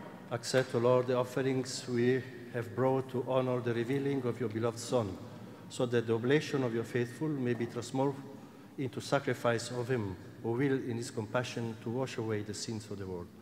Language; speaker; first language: English; non-native, fluent; Italian